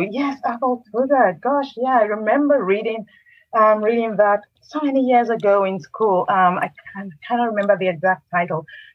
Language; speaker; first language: English; non-native, local second language; Yoruba